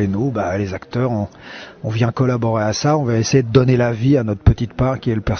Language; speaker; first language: French; native; French